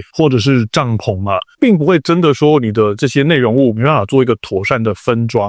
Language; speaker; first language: Chinese; native; Chinese